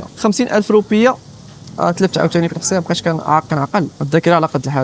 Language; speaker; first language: Arabic; native; Arabic